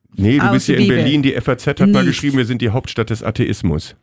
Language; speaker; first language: German; native; German